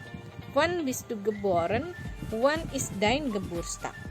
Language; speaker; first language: German; non-native, learner; Indonesian